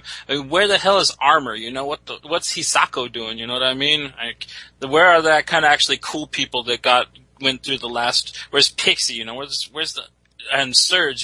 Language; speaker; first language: English; native; English